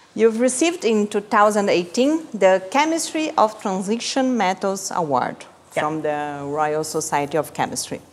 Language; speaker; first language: English; non-native, fluent; Portuguese